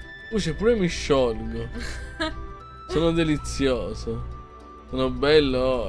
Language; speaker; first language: Italian; native; Italian